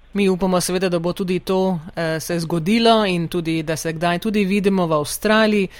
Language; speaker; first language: Slovenian; early bilingual, heritage; Slovenian